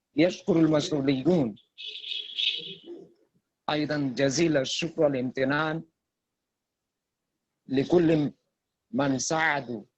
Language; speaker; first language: Arabic; non-native, fluent; Bangla